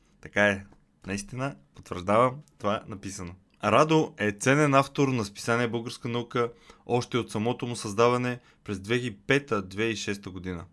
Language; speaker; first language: Bulgarian; native; Bulgarian